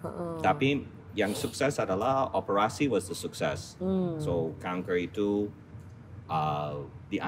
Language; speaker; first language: Indonesian; non-native, fluent; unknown